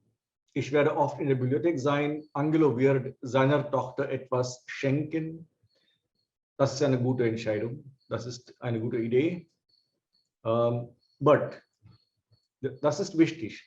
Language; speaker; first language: German; non-native, fluent; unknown